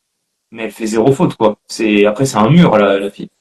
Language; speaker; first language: French; native; French